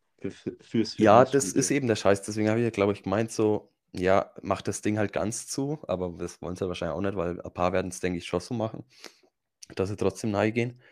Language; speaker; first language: German; native; German